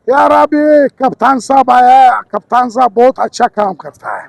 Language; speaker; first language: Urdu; non-native, local second language; Pashto